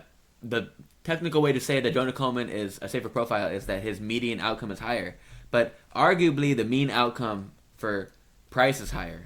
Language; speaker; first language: English; native; English